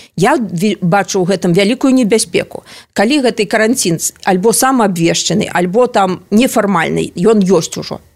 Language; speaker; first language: Belarusian; non-native, local second language; Russian